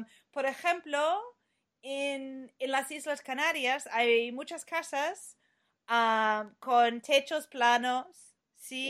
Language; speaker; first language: Spanish; non-native, fluent; English